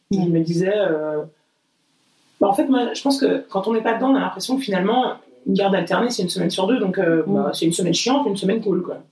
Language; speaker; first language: French; early bilingual, other home language; Portuguese